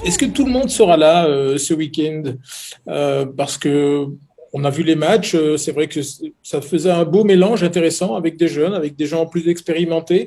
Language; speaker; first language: French; native; French